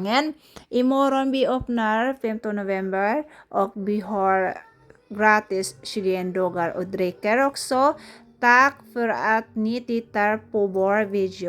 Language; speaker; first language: Swedish; non-native, learner; Filipino